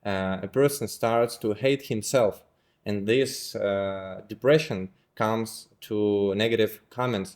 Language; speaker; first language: English; non-native, fluent; Russian